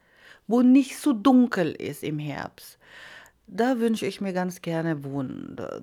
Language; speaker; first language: German; non-native, fluent; Iloko